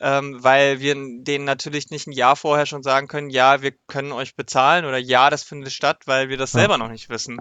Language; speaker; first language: German; native; German